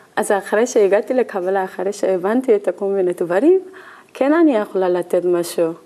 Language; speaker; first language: Hebrew; non-native, learner; Korean